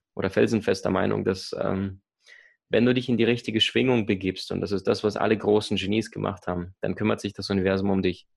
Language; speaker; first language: German; early bilingual, other home language; Russian